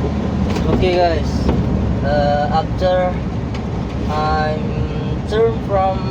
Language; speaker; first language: English; non-native, learner; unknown